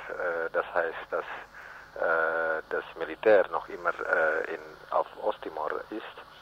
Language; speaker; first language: German; non-native, learner; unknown